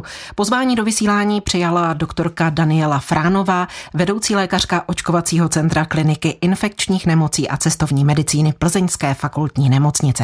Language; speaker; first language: Czech; native; Czech